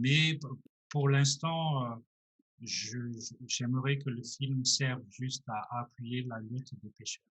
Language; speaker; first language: French; non-native, local second language; Malagasy